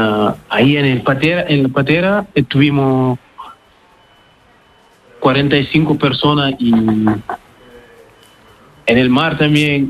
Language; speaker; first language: Spanish; non-native, learner; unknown